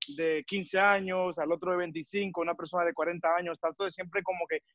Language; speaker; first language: Spanish; early bilingual, heritage; Spanish